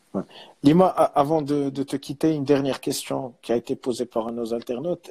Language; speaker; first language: French; non-native, local second language; Arabic